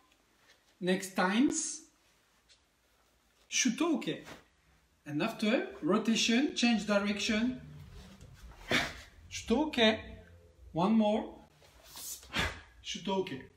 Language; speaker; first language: English; non-native, learner; French